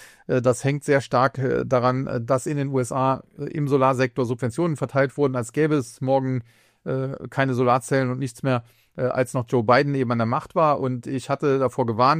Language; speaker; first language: German; native; German